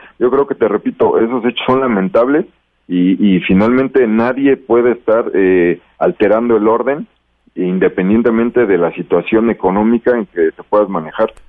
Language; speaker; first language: Spanish; native; Spanish